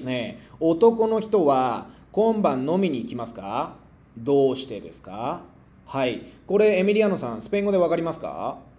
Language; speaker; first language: Japanese; non-native, fluent; Spanish